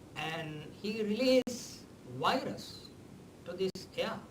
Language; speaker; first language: English; non-native, local second language; Sinhala